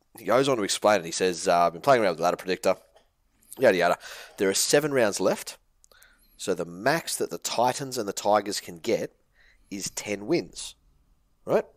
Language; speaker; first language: English; native; English